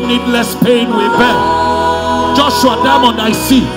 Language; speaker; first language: English; non-native, local second language; Ga